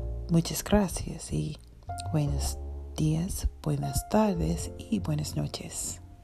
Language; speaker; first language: Spanish; non-native, learner; English